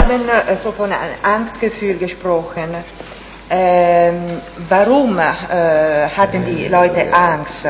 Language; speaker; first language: German; non-native, fluent; Italian